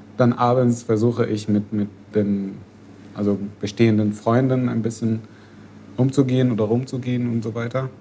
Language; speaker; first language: German; non-native, fluent; Arabic